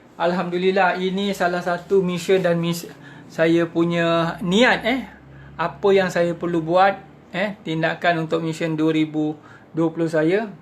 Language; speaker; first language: Malay; native; Malay